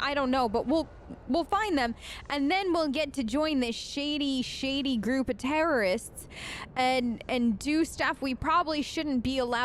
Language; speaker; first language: English; native; English